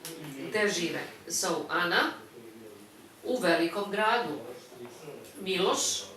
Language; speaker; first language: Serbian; non-native, fluent; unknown